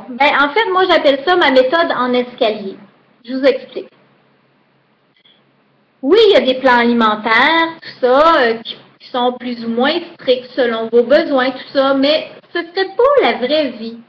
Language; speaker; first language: French; native; French